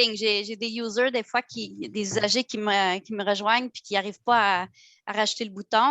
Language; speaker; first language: French; native; French